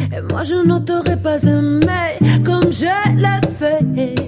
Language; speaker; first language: Spanish; native; Spanish